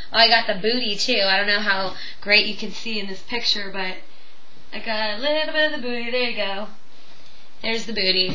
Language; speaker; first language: English; native; English